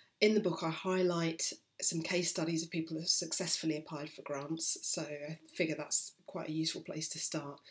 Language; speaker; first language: English; native; English